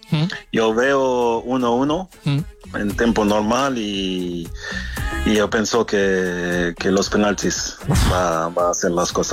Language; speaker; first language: Spanish; non-native, fluent; French